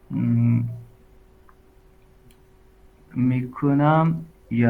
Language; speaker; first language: Persian; non-native, learner; Urdu